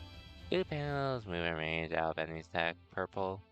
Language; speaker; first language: English; native; English